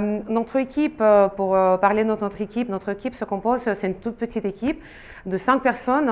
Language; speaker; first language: French; non-native, fluent; Russian